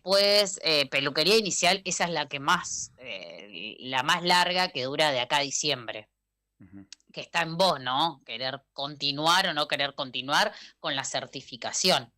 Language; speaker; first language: Spanish; native; Spanish